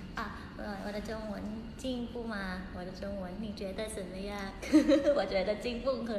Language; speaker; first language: Chinese; non-native, learner; Thai